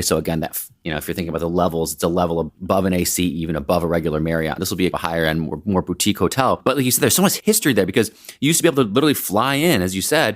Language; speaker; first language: English; native; English